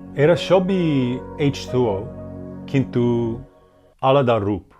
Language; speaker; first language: Bangla; non-native, learner; English